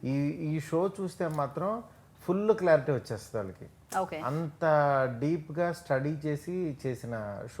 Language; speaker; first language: Telugu; native; Telugu